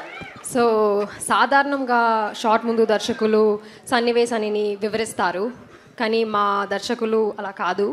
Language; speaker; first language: Telugu; non-native, learner; Malayalam